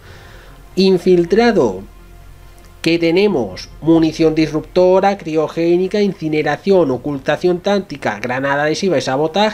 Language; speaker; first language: Spanish; native; Spanish